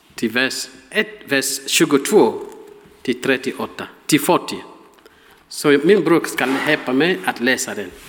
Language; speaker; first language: Swedish; non-native, learner; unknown